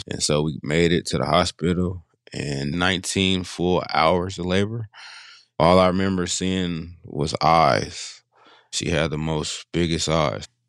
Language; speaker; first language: English; native; English